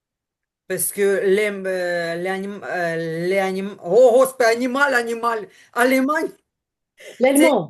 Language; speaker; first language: French; non-native, learner; Ukrainian